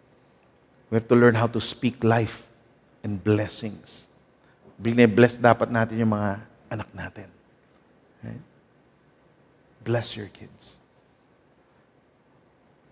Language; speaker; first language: English; non-native, local second language; Filipino